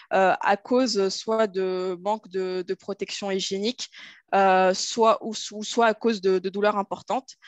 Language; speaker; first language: French; native; French